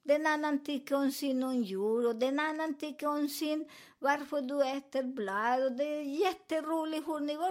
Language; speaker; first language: Swedish; non-native, learner; Spanish